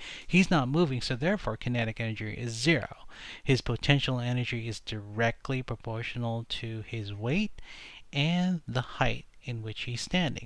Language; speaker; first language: English; native; English